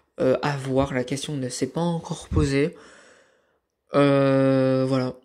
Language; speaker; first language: French; native; French